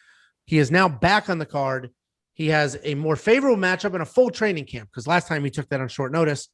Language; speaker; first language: English; native; English